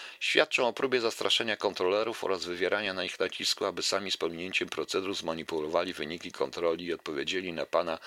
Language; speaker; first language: Polish; native; Polish